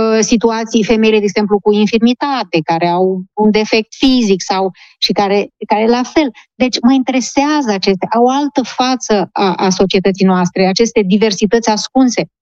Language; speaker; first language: Romanian; native; Romanian